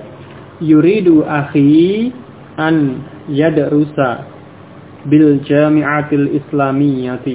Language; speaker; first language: Arabic; non-native, fluent; Indonesian